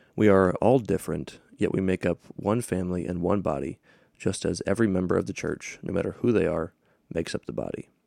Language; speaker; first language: English; native; English